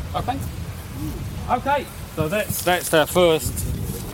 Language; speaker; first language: English; native; English